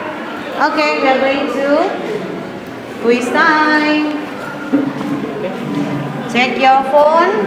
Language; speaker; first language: English; non-native, fluent; Indonesian